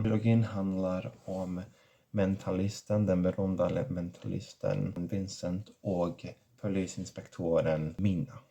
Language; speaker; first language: Swedish; non-native, fluent; Catalan